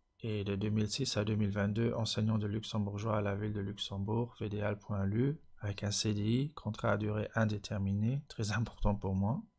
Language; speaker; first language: French; non-native, local second language; Luxembourgish